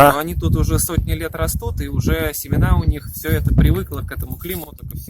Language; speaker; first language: Russian; native; Russian